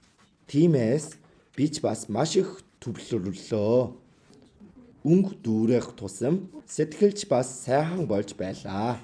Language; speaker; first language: Mongolian; non-native, fluent; Korean